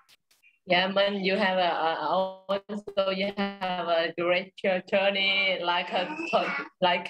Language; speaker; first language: English; non-native, learner; Vietnamese